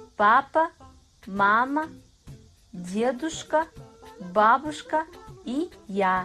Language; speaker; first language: Russian; non-native, fluent; Kazakh